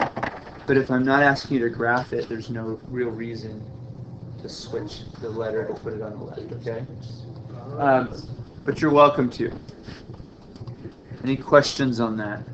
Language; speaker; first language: English; native; English